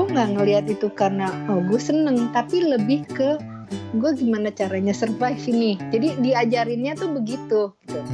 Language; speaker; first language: Indonesian; early bilingual, other home language; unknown